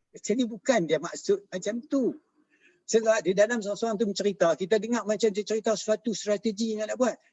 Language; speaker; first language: Malay; native; Malay